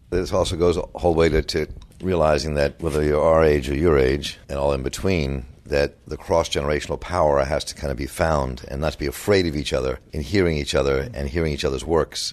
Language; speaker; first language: English; native; English